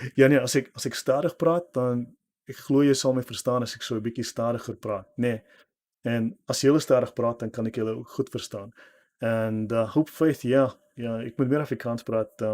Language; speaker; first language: Afrikaans; non-native, learner; English